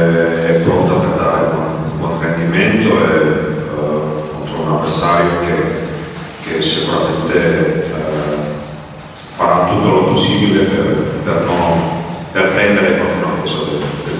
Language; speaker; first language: Italian; non-native, fluent; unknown